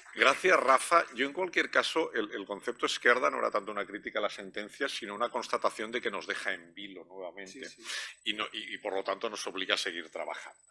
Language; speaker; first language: Spanish; native; Spanish